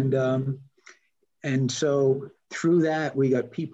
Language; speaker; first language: English; native; English